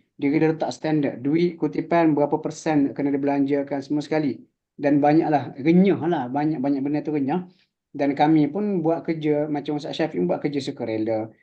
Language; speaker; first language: Malay; native; Malay